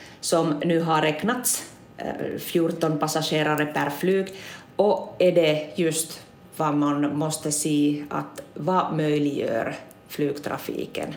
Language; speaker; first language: Swedish; non-native, local second language; Finnish